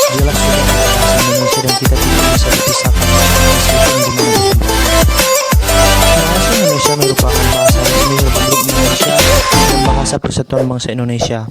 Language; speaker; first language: Indonesian; non-native, local second language; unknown